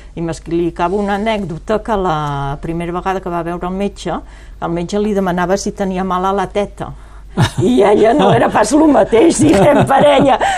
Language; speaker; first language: Catalan; non-native, local second language; French